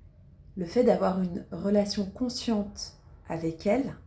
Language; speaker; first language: French; native; French